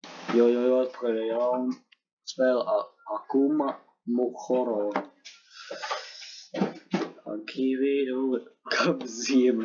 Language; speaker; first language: Latvian; native; Latvian